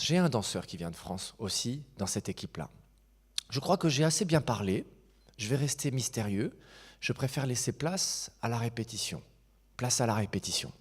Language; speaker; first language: French; native; French